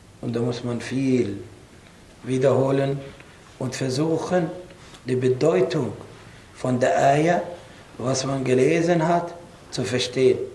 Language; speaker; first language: German; non-native, fluent; Arabic